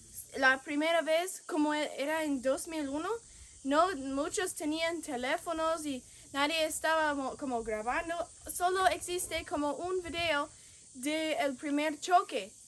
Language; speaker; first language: Spanish; non-native, fluent; English